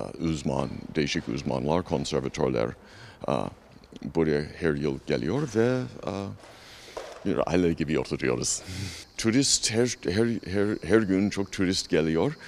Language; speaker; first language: Turkish; non-native, fluent; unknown